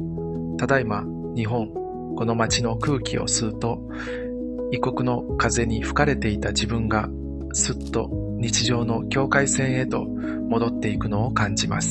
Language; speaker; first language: Japanese; native; Japanese